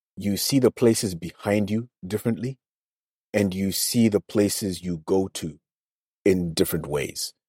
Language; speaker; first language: English; non-native, local second language; Shona